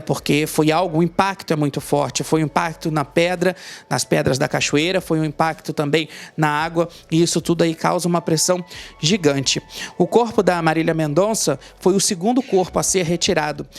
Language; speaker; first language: Portuguese; native; Portuguese